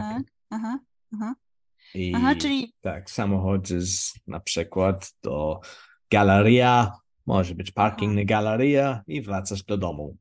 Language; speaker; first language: Polish; non-native, learner; English